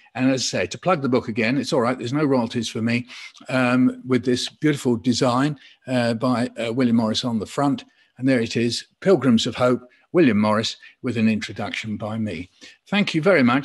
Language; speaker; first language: English; native; English